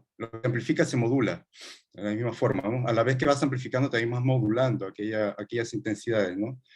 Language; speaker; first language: Spanish; native; Spanish